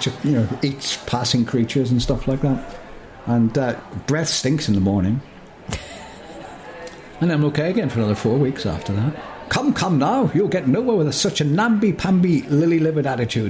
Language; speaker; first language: English; native; English